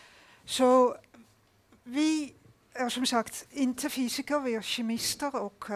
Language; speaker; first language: Swedish; non-native, fluent; Dutch